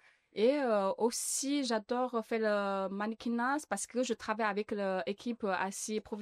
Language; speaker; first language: French; non-native, learner; Chinese